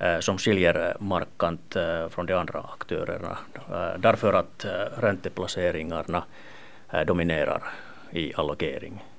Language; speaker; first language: Swedish; non-native, local second language; Finnish